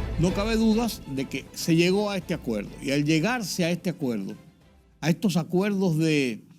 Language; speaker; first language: Spanish; native; Spanish